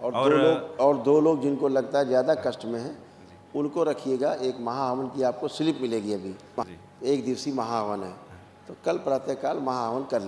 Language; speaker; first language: Hindi; native; Hindi